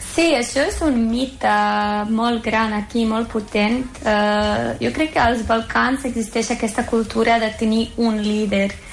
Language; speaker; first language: Catalan; non-native, fluent; Serbian